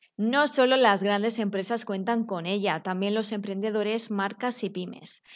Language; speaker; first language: Spanish; native; Spanish